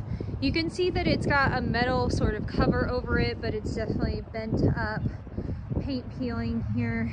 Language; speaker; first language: English; native; English